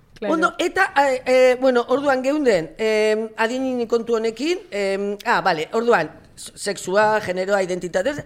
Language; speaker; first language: Basque; native; Basque